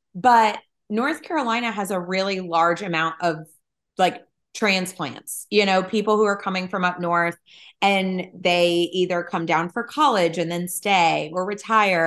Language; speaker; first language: English; native; English